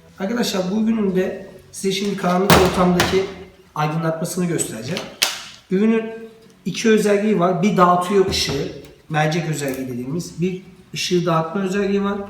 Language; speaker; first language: Turkish; native; Turkish